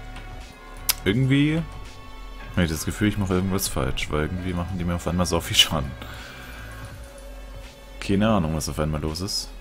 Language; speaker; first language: German; native; German